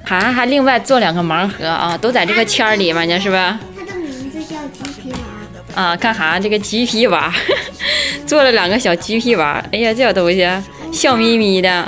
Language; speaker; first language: Chinese; native; Chinese